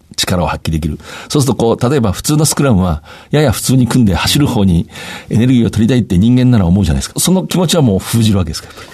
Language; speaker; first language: Japanese; native; Japanese